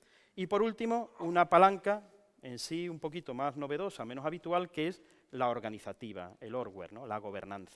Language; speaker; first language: Spanish; native; Spanish